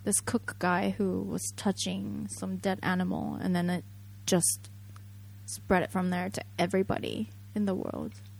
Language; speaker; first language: English; non-native, fluent; Japanese